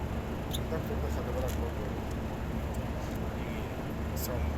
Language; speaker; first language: Arabic; native; Arabic